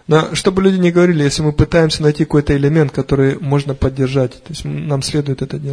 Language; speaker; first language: Russian; native; Russian